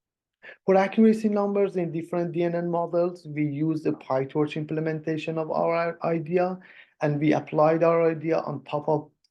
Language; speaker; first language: English; non-native, fluent; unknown